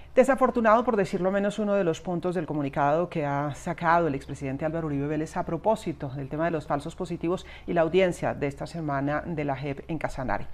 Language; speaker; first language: Spanish; native; Spanish